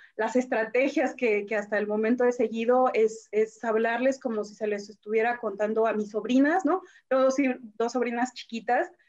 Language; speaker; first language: Spanish; native; Spanish